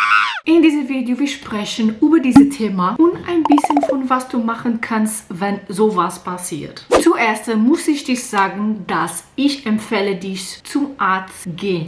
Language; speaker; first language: German; non-native, learner; Portuguese